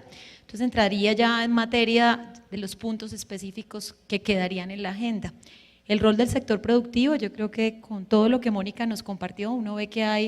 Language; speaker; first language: Spanish; native; Spanish